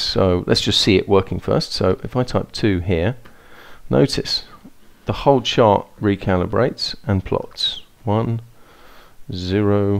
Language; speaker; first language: English; native; English